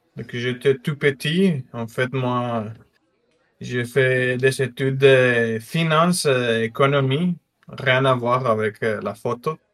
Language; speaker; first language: French; non-native, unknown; Spanish